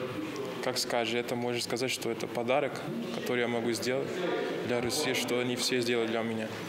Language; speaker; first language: Russian; non-native, learner; Portuguese